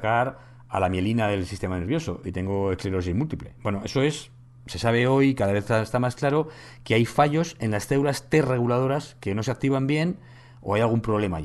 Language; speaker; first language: Spanish; native; Spanish